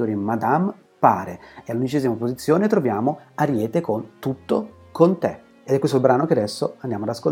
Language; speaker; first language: Italian; native; Italian